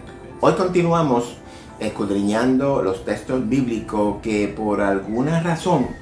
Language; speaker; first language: Spanish; native; Spanish